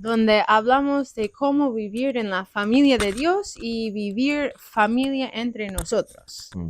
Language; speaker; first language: Spanish; non-native, fluent; English